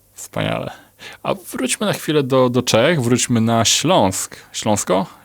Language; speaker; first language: Polish; native; Polish